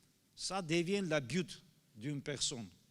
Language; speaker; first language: French; non-native, fluent; Armenian